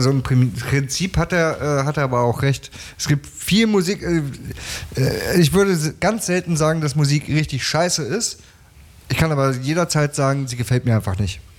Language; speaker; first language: German; native; German